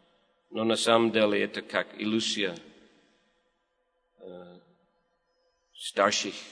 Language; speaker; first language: Russian; non-native, learner; English